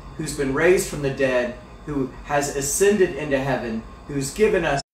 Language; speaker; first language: English; native; English